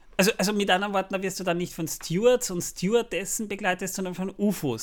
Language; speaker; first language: German; native; German